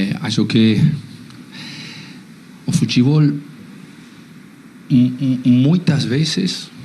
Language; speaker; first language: Portuguese; non-native, learner; Spanish